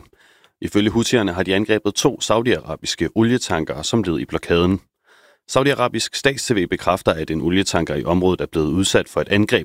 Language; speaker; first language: Danish; native; Danish